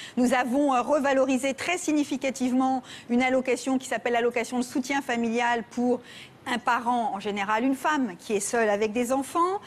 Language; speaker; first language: French; native; French